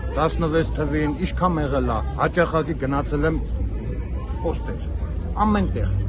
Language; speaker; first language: Armenian; native; Armenian